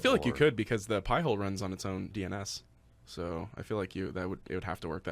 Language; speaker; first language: English; native; English